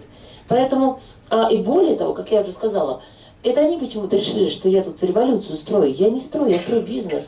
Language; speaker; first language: Russian; native; Russian